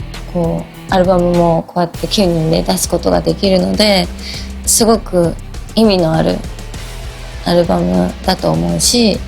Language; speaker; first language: Japanese; native; Japanese